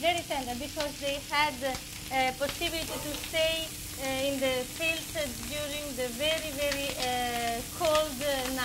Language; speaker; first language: English; non-native, learner; Italian